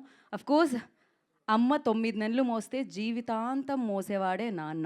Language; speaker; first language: Telugu; native; Telugu